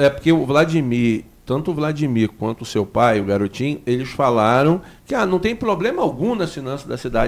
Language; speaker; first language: Portuguese; native; Portuguese